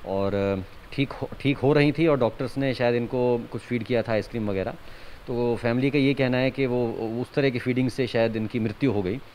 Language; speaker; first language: Hindi; native; Hindi